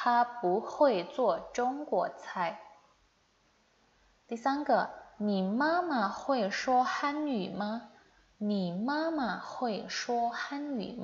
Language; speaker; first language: Chinese; non-native, fluent; Indonesian